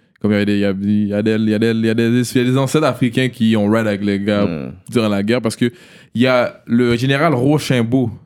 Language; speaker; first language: French; native; French